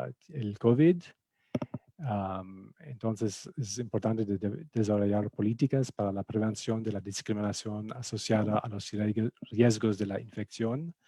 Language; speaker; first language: Spanish; non-native, fluent; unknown